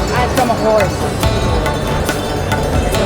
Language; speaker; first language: English; non-native, fluent; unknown